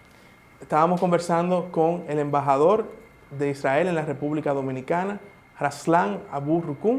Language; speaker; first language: Spanish; native; Spanish